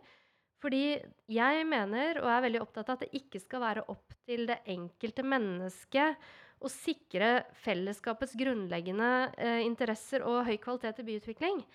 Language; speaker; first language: Norwegian; native; Norwegian